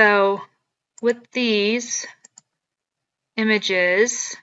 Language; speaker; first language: English; native; English